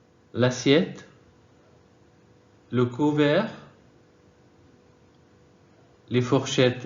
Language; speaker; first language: French; non-native, fluent; Arabic